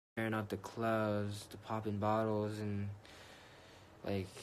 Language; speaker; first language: English; early bilingual, other home language; Korean